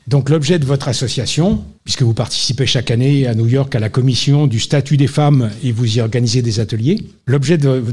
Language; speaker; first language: French; native; French